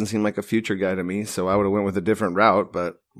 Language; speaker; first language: English; native; English